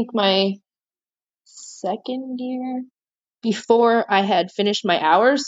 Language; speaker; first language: English; native; English